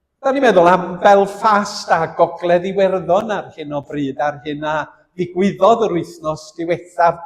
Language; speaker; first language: Welsh; native; Welsh